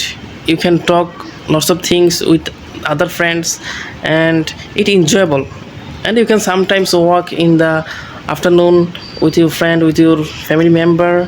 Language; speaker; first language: English; non-native, learner; Bangla